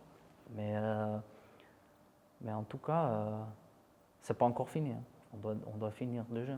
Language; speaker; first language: French; non-native, fluent; Dutch